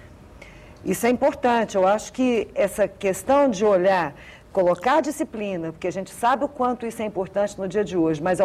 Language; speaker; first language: Portuguese; native; Portuguese